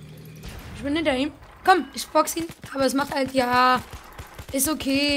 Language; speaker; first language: German; native; German